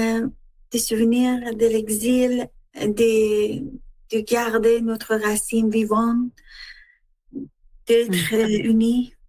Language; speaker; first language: French; non-native, learner; Persian